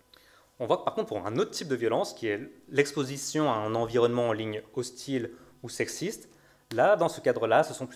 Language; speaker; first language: French; native; French